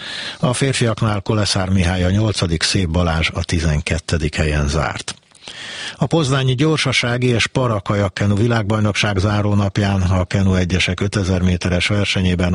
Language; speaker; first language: Hungarian; native; Hungarian